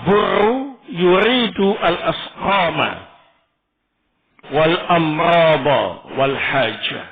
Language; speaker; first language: Arabic; non-native, fluent; Indonesian